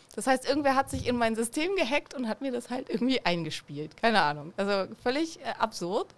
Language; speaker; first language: German; native; German